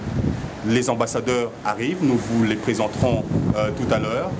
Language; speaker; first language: French; non-native, local second language; Lingala